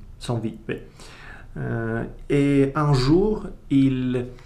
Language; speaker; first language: French; non-native, learner; Russian